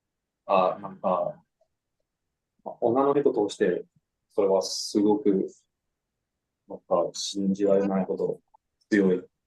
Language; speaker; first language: Japanese; non-native, learner; English